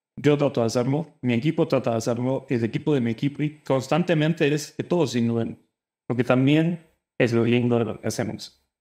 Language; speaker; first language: Spanish; native; Spanish